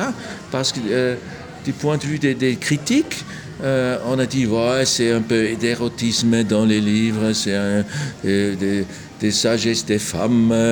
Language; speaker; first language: French; non-native, local second language; German